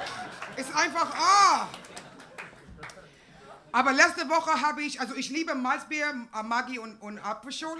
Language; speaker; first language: German; non-native, fluent; English